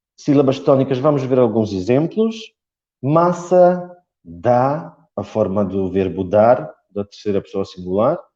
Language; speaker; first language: Portuguese; non-native, fluent; Polish